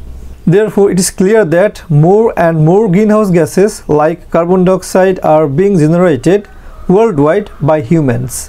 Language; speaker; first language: English; non-native, fluent; Bangla